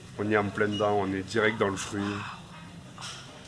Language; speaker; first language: French; native; French